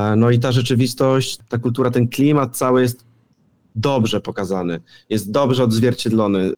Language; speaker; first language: Polish; native; Polish